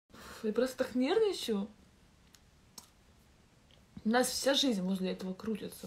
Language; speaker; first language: Russian; native; Russian